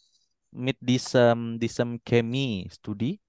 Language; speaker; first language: German; non-native, fluent; Indonesian